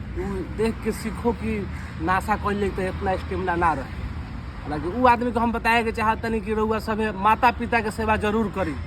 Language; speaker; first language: Bhojpuri; native; Bhojpuri